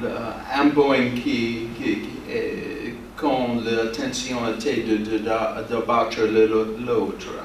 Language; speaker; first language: French; non-native, learner; English